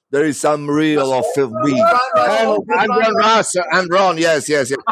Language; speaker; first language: English; non-native, learner; Italian